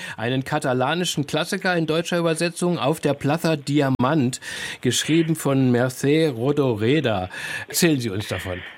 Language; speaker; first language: German; native; German